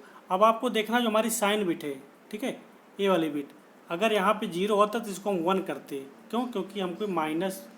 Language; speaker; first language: Hindi; native; Hindi